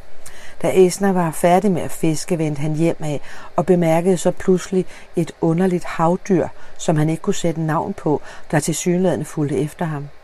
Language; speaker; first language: Danish; native; Danish